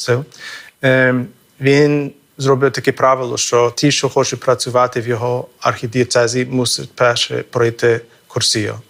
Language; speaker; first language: Ukrainian; non-native, fluent; English